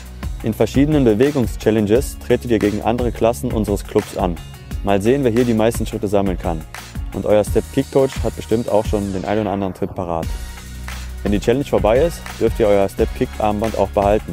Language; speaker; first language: German; native; German